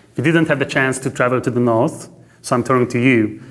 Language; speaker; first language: English; non-native, fluent; Hungarian